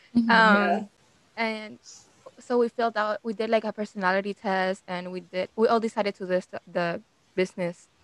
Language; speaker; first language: English; non-native, fluent; Spanish